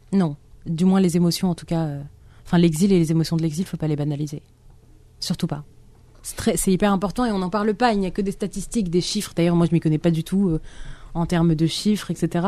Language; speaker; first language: French; non-native, local second language; Arabic